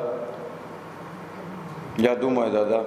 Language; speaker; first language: Russian; non-native, learner; Croatian